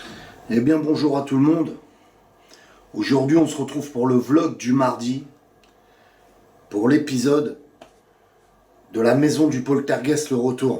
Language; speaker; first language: French; native; French